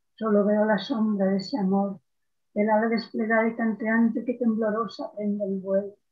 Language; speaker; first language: Spanish; native; Spanish